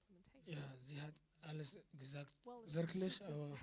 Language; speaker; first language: German; non-native, learner; Arabic